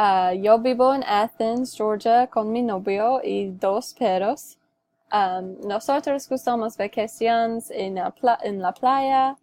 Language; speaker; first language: Spanish; non-native, learner; English